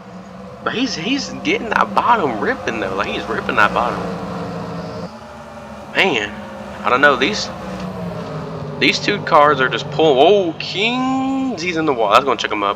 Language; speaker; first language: English; native; English